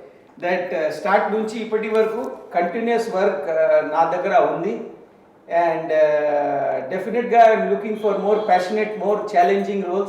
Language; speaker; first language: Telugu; non-native, learner; Hindi